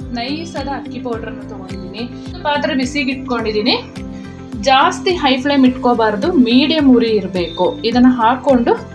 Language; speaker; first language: Kannada; non-native, local second language; Kodava